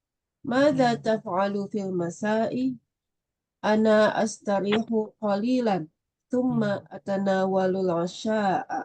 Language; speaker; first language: Arabic; non-native, learner; Indonesian